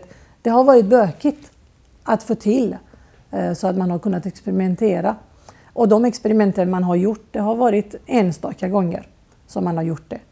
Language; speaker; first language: Swedish; non-native, fluent; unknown